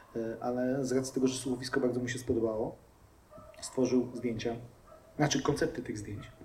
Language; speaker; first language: Polish; native; Polish